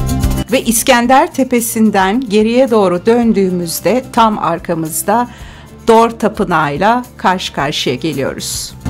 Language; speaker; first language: Turkish; native; Turkish